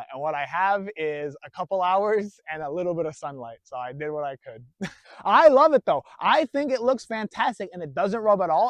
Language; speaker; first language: English; native; English